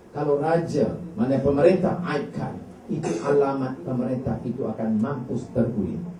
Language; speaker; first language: Malay; native; Malay